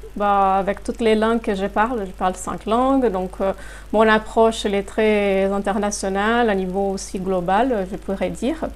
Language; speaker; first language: French; non-native, fluent; Portuguese